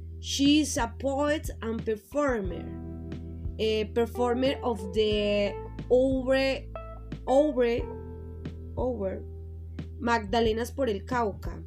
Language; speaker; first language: English; non-native, learner; Spanish